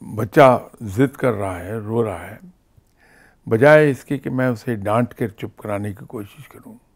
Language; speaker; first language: Urdu; non-native, local second language; Punjabi